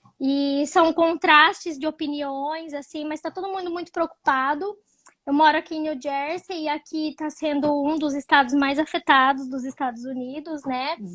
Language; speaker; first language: Portuguese; native; Portuguese